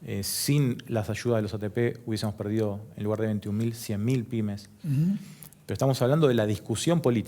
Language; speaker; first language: Spanish; native; Spanish